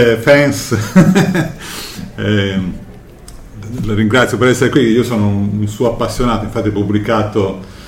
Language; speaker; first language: Italian; native; Italian